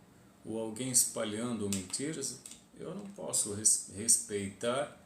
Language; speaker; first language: Portuguese; non-native, fluent; Arabic